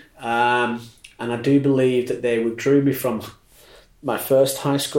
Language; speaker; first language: English; native; English